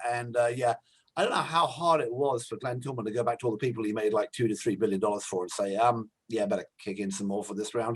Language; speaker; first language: English; native; English